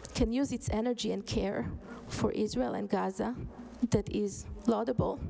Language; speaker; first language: English; non-native, fluent; Hebrew